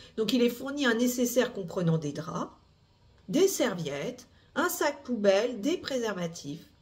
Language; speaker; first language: French; native; French